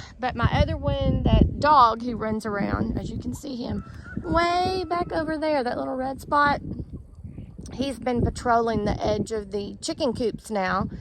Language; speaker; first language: English; native; English